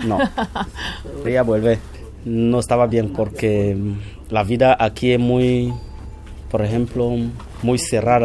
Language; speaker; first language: Spanish; non-native, fluent; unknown